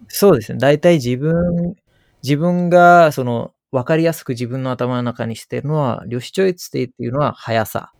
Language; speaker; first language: Japanese; non-native, fluent; Sinhala